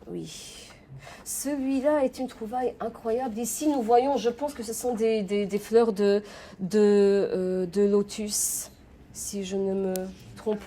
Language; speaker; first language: French; non-native, fluent; Polish